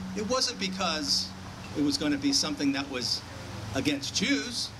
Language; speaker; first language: English; native; English